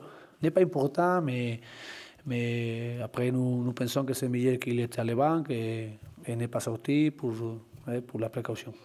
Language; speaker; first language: French; non-native, learner; Spanish